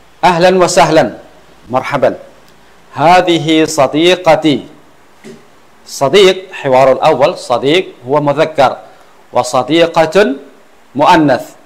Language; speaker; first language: Arabic; non-native, fluent; Khmer